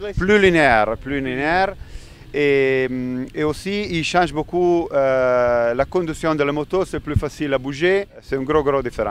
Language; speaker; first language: French; non-native, learner; Italian